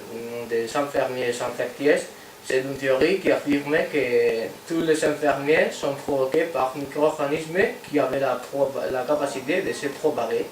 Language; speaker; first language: French; non-native, learner; Spanish